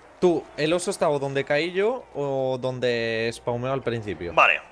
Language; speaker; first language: Spanish; native; Spanish